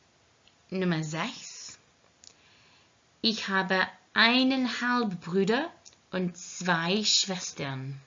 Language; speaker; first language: German; non-native, learner; English